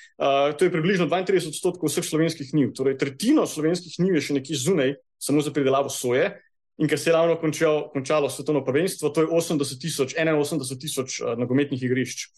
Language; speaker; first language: Slovenian; native; Slovenian